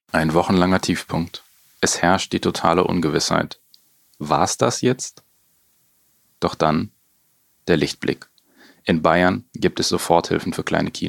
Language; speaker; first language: German; native; German